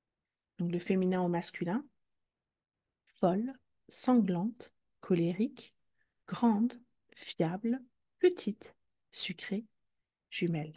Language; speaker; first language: French; native; French